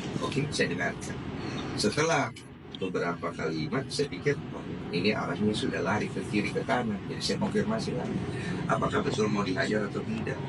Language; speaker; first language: Indonesian; native; Indonesian